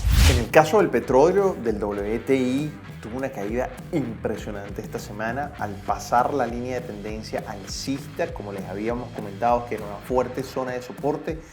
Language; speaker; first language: Spanish; native; Spanish